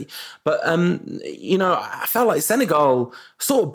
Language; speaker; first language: English; native; English